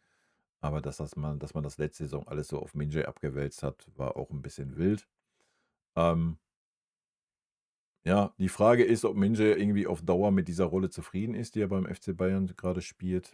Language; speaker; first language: German; native; German